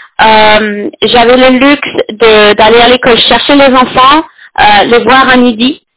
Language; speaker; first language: French; non-native, fluent; English